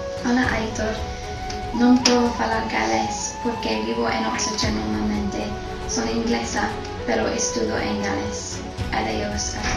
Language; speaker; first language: Spanish; non-native, learner; English